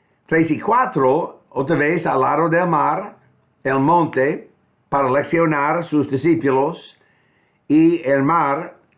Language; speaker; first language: Spanish; non-native, fluent; English